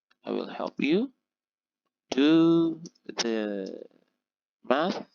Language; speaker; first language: English; non-native, fluent; Indonesian